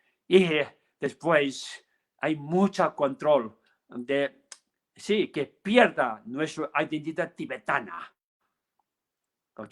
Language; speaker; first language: Spanish; non-native, learner; Tibetan